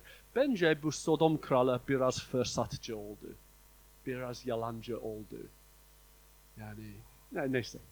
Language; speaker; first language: Turkish; non-native, fluent; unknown